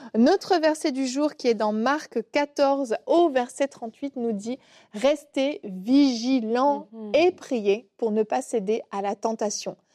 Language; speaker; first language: French; native; French